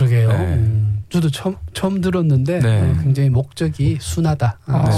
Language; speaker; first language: Korean; native; Korean